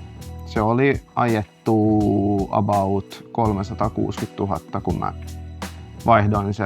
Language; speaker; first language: Finnish; non-native, local second language; Swedish